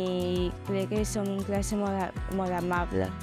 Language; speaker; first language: Catalan; early bilingual, other home language; Chinese